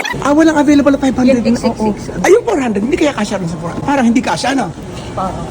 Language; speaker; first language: Filipino; native; Filipino